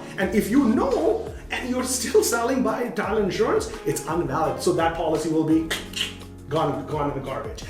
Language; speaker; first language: English; non-native, fluent; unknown